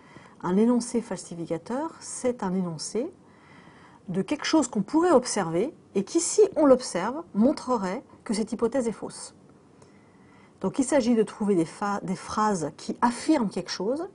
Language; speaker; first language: French; native; French